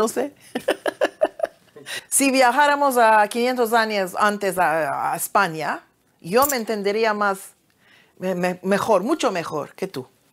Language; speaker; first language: Spanish; early bilingual, heritage; Ladino